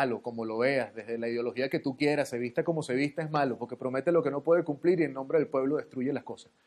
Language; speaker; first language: Spanish; native; Spanish